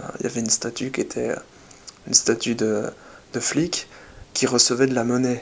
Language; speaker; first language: French; native; French